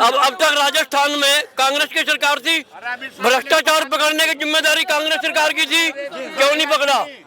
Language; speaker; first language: Hindi; native; Hindi